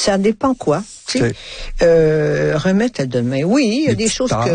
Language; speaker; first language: French; native; French